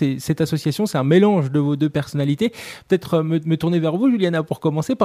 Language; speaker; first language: French; native; French